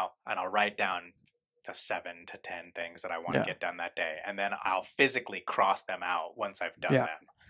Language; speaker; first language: English; native; English